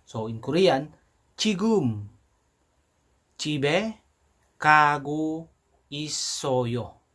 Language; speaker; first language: Korean; non-native, fluent; Filipino